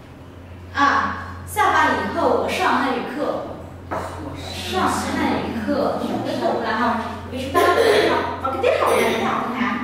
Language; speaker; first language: Chinese; non-native, fluent; Vietnamese